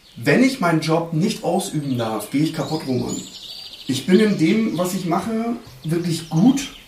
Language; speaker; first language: German; early bilingual, other home language; Turkish